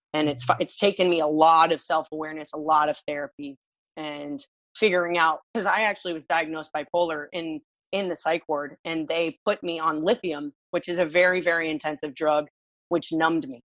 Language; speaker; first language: English; native; English